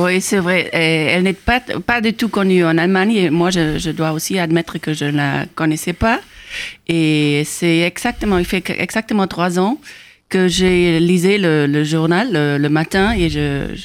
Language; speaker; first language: French; non-native, fluent; German